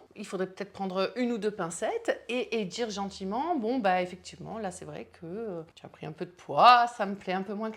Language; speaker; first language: French; native; French